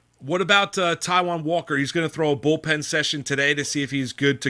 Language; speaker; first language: English; native; English